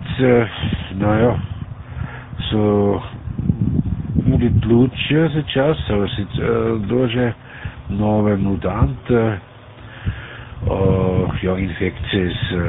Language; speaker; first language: Russian; non-native, learner; German